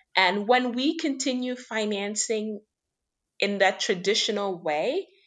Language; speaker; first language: English; non-native, fluent; French